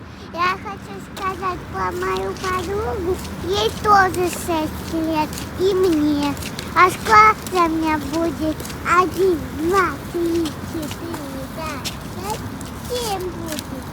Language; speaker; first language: Russian; early bilingual, other home language; Armenian